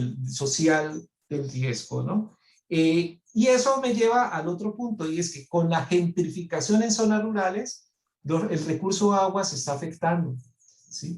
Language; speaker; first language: Spanish; native; Spanish